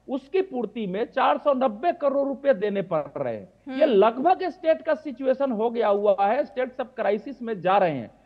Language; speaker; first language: Hindi; native; Hindi